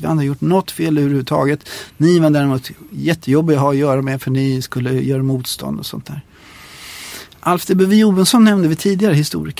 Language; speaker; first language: Swedish; native; Swedish